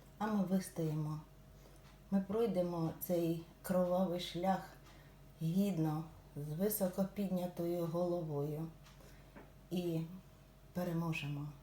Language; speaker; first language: Ukrainian; non-native, local second language; Russian